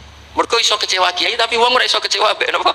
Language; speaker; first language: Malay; non-native, local second language; Javanese